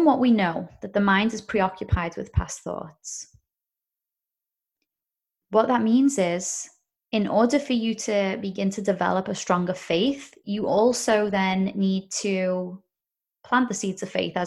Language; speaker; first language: English; native; English